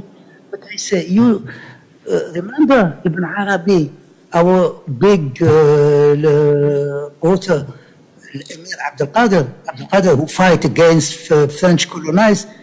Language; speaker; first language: English; non-native, learner; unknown